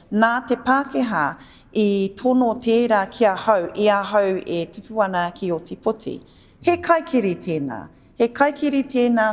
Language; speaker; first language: Māori; non-native, local second language; English